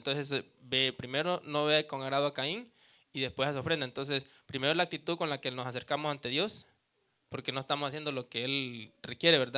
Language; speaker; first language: Spanish; native; Spanish